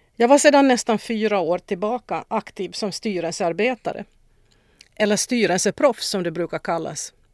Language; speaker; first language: Swedish; native; Swedish